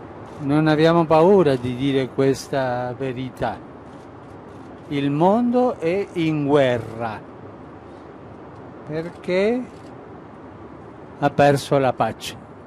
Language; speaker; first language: Italian; non-native, fluent; Spanish